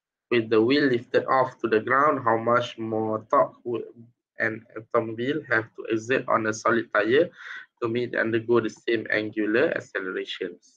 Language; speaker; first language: English; non-native, local second language; Malay